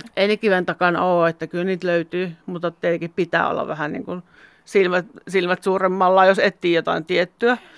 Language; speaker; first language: Finnish; native; Finnish